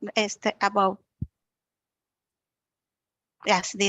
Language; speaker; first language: English; non-native, learner; Spanish